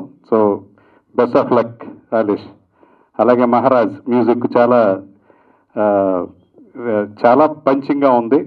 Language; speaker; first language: Telugu; native; Telugu